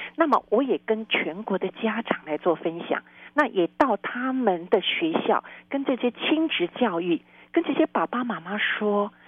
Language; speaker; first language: Chinese; non-native, local second language; Hakka Chinese